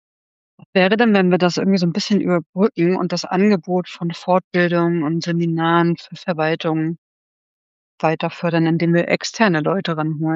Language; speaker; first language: German; native; German